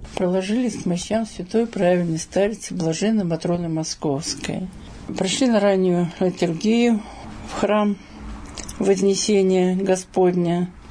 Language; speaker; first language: Russian; native; Russian